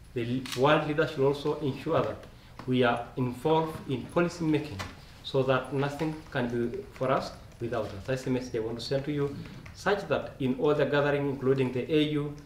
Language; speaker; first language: English; non-native, local second language; Masai